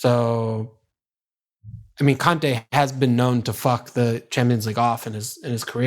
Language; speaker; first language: English; native; English